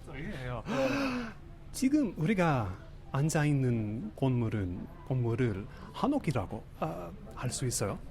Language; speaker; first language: Korean; non-native, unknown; English